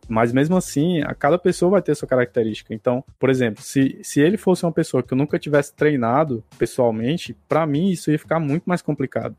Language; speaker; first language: Portuguese; native; Portuguese